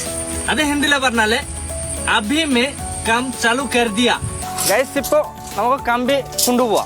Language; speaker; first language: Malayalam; non-native, learner; Hindi